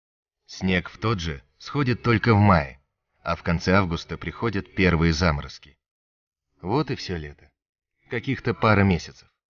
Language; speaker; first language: Russian; native; Russian